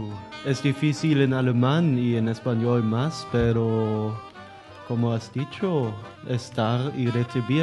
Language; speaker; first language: Spanish; non-native, learner; German